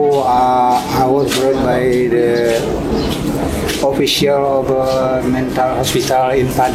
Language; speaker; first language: English; non-native, learner; Indonesian